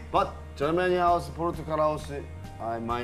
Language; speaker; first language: English; non-native, local second language; Korean